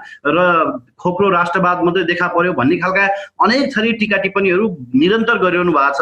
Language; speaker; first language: Nepali; native; Nepali